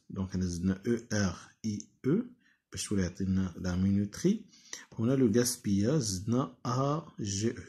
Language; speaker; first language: French; non-native, local second language; Arabic